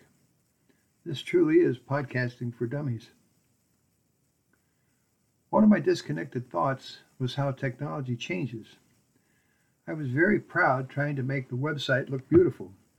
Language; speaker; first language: English; native; English